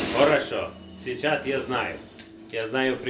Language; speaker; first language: Russian; non-native, learner; English